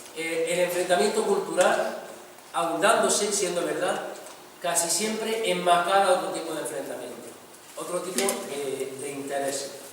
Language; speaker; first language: Spanish; native; Spanish